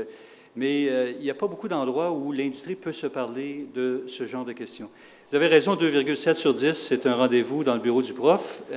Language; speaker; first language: French; native; French